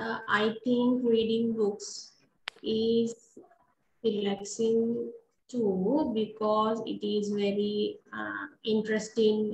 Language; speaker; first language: English; non-native, learner; Sinhala